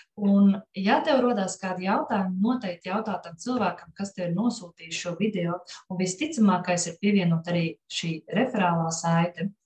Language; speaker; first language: Latvian; non-native, local second language; Russian